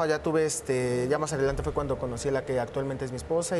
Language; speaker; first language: Spanish; native; Spanish